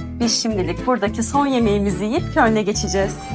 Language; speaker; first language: Turkish; native; Turkish